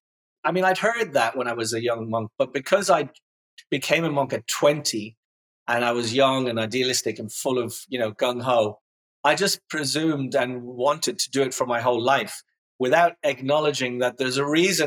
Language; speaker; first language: English; native; English